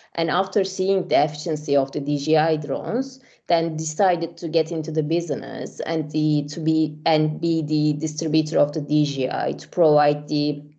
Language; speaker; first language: English; non-native, fluent; Turkish